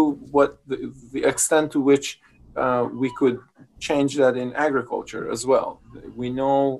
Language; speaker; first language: English; non-native, fluent; Persian